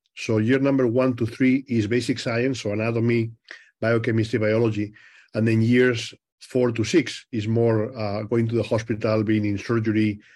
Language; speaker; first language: English; non-native, fluent; Spanish